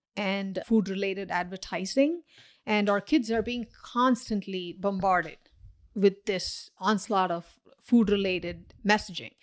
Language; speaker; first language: English; non-native, local second language; Tamil